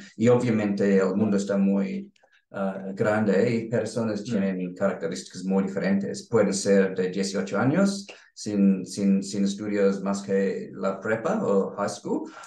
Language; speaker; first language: Spanish; non-native, learner; English